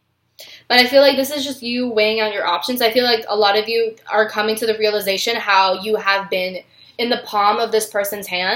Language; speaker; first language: English; native; English